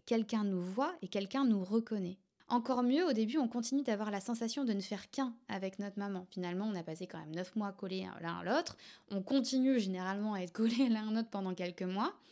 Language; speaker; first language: French; native; French